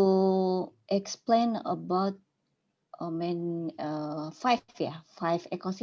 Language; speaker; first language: English; non-native, learner; Indonesian